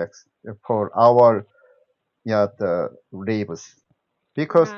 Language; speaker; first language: English; non-native, learner; Korean